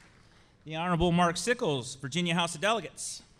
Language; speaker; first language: English; native; English